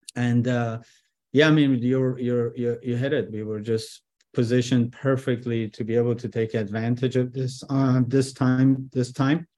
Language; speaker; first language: English; early bilingual, other home language; Persian